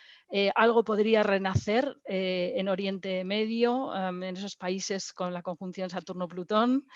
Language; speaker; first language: Spanish; native; Spanish